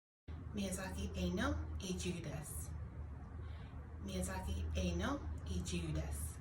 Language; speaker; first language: Japanese; non-native, learner; English